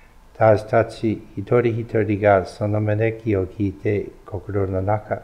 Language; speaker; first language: Japanese; non-native, fluent; English